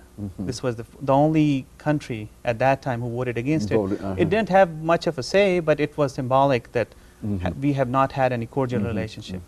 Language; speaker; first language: English; non-native, fluent; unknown